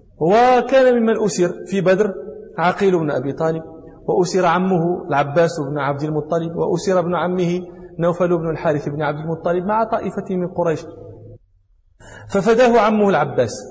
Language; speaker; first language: Arabic; native; Arabic